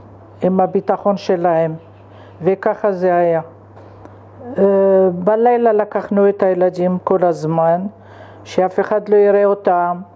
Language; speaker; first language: Hebrew; non-native, fluent; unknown